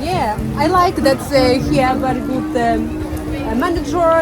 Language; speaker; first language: English; non-native, learner; Ukrainian